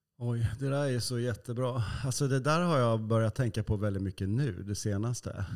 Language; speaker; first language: Swedish; native; Swedish